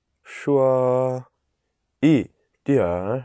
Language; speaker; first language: Chinese; non-native, learner; English